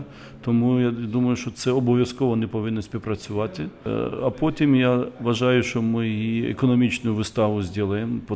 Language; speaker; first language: Ukrainian; non-native, local second language; Russian